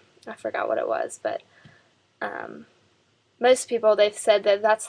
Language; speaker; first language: English; native; English